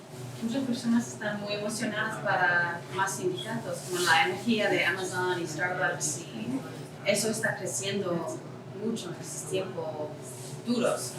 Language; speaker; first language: Spanish; non-native, learner; English